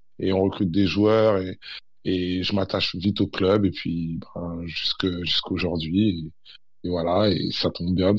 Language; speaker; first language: French; early bilingual, other home language; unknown